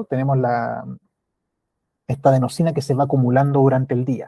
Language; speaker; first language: Spanish; native; Spanish